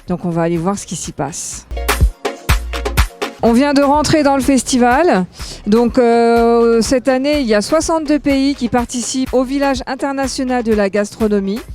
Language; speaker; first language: French; native; French